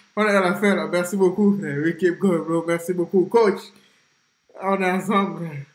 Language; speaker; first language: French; native; French